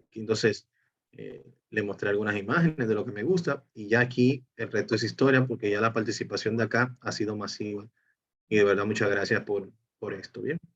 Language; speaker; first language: Spanish; native; Spanish